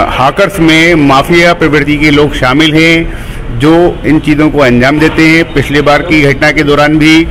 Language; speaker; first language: Hindi; native; Hindi